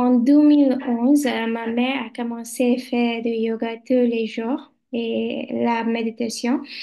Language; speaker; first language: French; non-native, learner; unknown